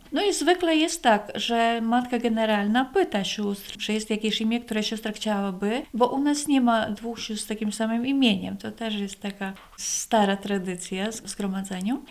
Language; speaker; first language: Polish; non-native, fluent; Latvian